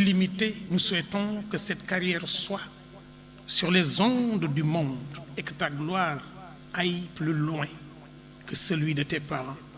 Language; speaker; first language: French; non-native, local second language; Wolof